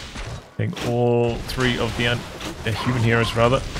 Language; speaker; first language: English; native; English